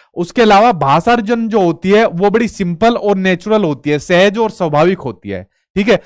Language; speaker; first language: Hindi; native; Hindi